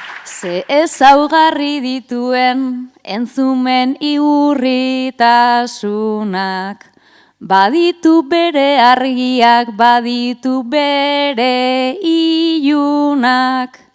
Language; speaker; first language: Basque; native; Basque